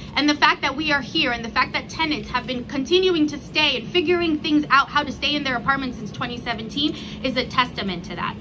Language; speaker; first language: English; early bilingual, other home language; Spanish